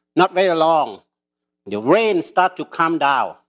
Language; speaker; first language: English; early bilingual, other home language; Lao